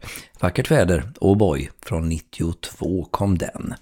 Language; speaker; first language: Swedish; native; Swedish